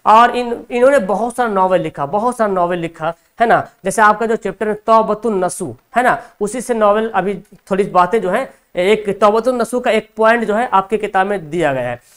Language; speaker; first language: Hindi; native; Hindi